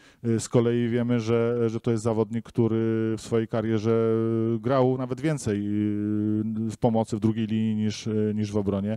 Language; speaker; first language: Polish; native; Polish